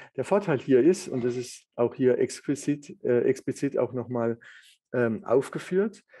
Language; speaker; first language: German; native; German